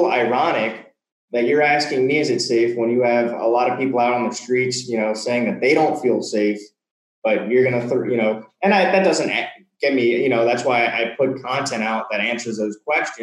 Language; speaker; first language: English; native; English